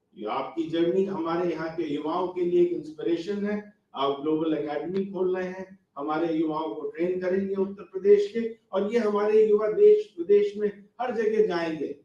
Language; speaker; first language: Hindi; native; Hindi